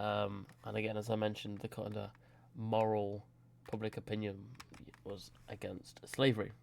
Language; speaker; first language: English; native; English